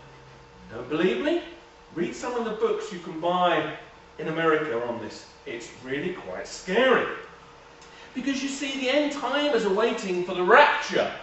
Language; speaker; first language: English; native; English